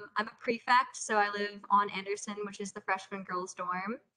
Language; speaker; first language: English; native; English